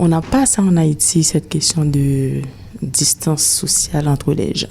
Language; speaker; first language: French; non-native, local second language; Haitian Creole